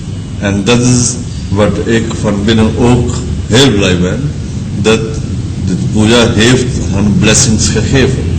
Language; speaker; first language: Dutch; non-native, learner; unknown